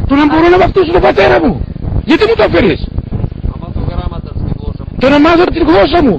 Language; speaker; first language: Greek; non-native, local second language; Macedonian